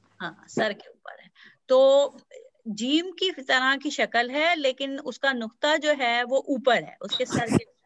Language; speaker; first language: Urdu; native; Urdu